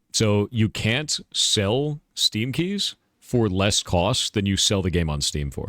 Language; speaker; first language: English; native; English